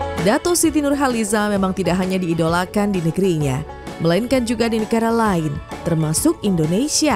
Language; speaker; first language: Indonesian; native; Indonesian